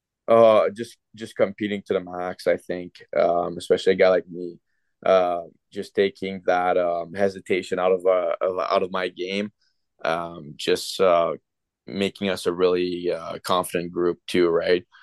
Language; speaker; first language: English; non-native, local second language; French